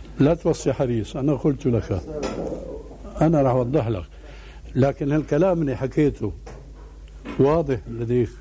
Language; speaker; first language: Arabic; early bilingual, other home language; Albanian